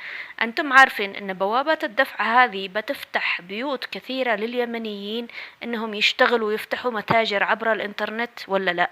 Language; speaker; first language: Arabic; native; Arabic